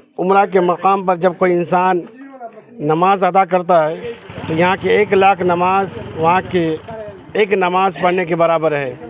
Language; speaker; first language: Urdu; native; Urdu